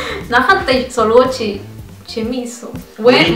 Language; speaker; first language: Korean; non-native, learner; Spanish